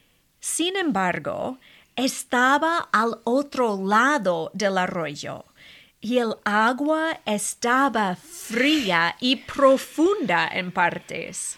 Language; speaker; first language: Spanish; non-native, fluent; English